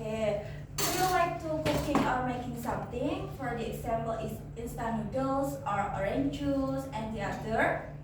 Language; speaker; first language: English; non-native, learner; Indonesian